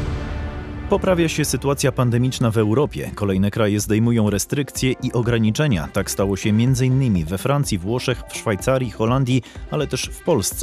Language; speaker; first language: Polish; native; Polish